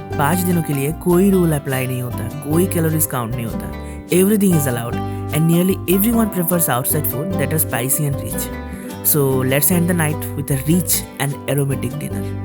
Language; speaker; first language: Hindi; non-native, local second language; Bangla